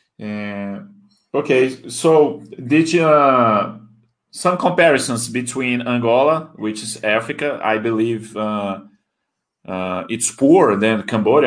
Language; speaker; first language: English; non-native, fluent; Portuguese